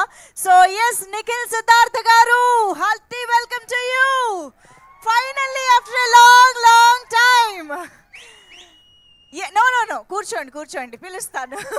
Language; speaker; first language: Telugu; native; Telugu